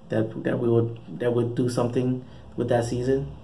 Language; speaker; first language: English; native; English